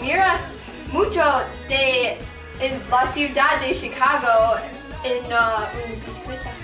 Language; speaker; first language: Spanish; non-native, learner; English